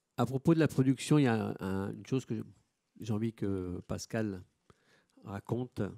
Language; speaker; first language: French; non-native, fluent; Italian